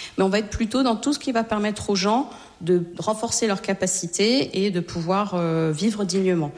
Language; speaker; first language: French; native; French